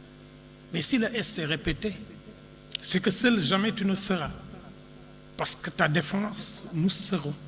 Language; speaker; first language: French; non-native, local second language; Wolof